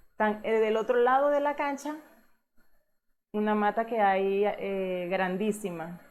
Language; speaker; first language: Spanish; native; Spanish